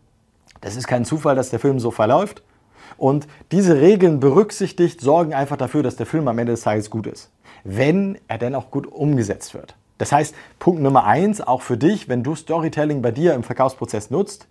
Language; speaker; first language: German; native; German